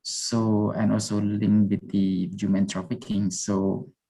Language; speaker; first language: English; non-native, fluent; Khmer